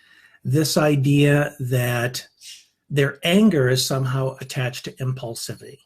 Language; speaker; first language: English; native; English